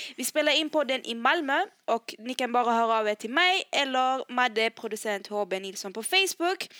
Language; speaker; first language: Swedish; early bilingual, other home language; Arabic